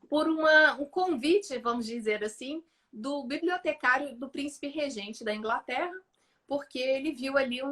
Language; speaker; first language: Portuguese; native; Portuguese